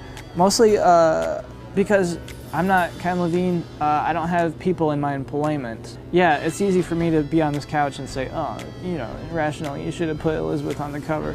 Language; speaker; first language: English; native; English